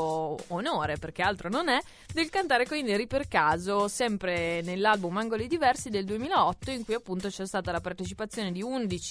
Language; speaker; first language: Italian; native; Italian